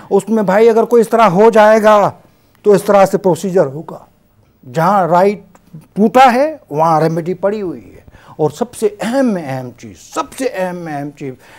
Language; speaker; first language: Urdu; non-native, local second language; Sindhi